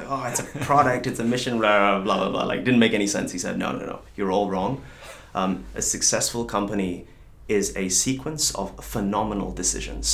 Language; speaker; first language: English; native; English